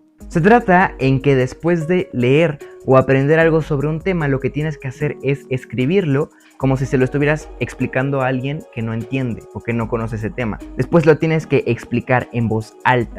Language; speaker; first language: Spanish; native; Spanish